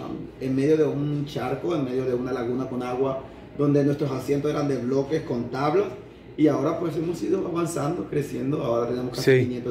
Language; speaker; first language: Spanish; native; Spanish